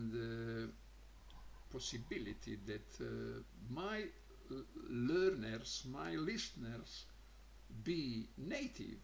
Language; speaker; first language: English; non-native, learner; Croatian